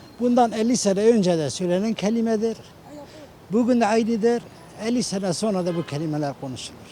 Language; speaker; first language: Turkish; non-native, local second language; Kurdish